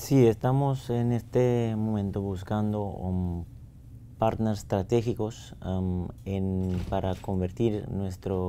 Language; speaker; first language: Spanish; non-native, fluent; Papiamento